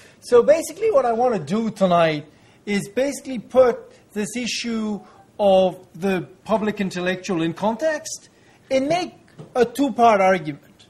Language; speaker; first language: English; non-native, fluent; French